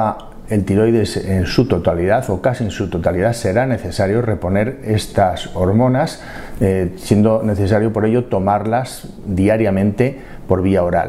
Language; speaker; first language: Spanish; native; Spanish